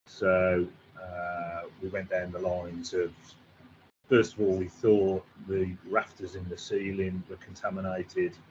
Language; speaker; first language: English; native; English